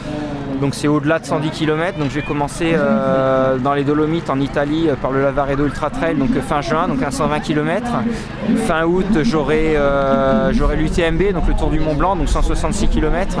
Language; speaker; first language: French; native; French